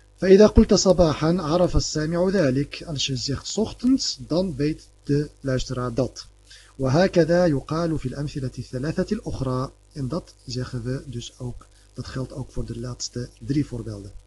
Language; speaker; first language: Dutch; early bilingual, other home language; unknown